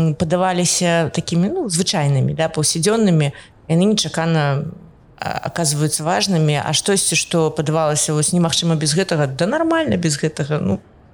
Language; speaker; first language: Belarusian; non-native, local second language; Russian